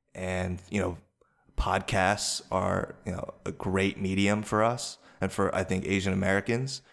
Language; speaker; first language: English; native; English